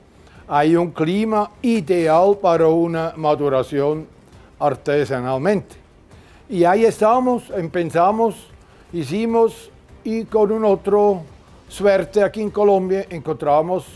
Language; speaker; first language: Spanish; non-native, fluent; German